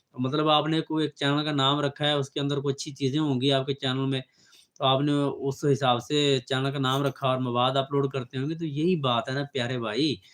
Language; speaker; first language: Urdu; non-native, local second language; Punjabi